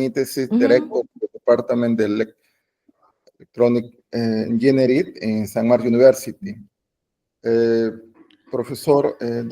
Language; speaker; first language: English; non-native, learner; Spanish